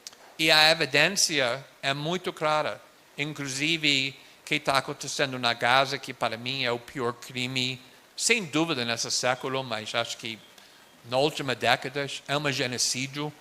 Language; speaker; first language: Portuguese; non-native, fluent; English